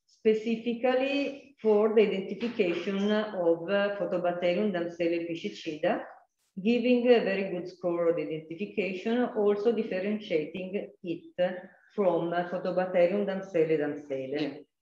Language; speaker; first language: English; non-native, fluent; Italian